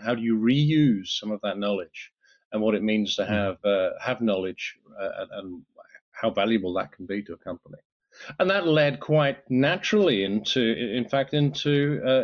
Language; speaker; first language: English; native; English